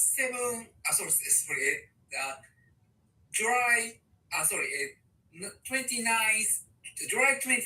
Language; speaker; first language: English; non-native, learner; Japanese